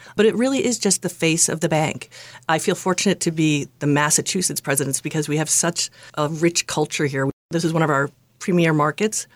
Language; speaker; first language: English; native; English